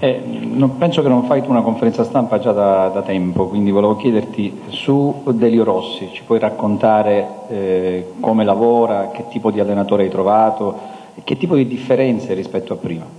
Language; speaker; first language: Italian; native; Italian